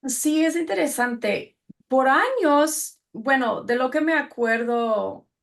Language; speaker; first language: Spanish; early bilingual, other home language; English